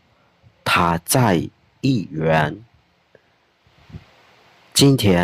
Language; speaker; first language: Chinese; non-native, fluent; Khmer